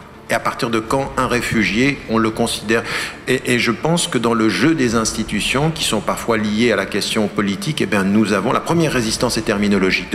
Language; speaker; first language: French; early bilingual, other home language; Arabic